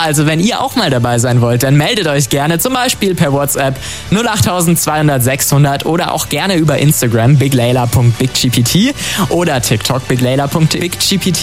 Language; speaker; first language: German; native; German